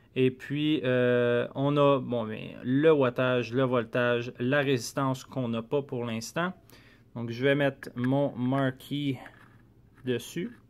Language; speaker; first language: French; native; French